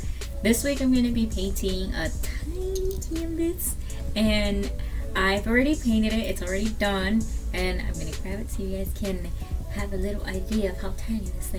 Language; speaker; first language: English; native; English